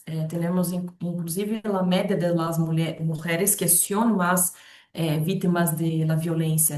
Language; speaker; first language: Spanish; non-native, fluent; Portuguese